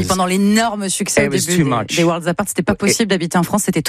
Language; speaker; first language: French; native; French